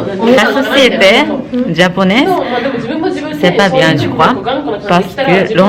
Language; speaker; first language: French; non-native, learner; Japanese